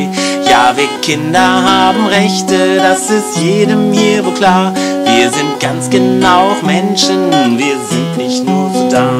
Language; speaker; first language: German; native; German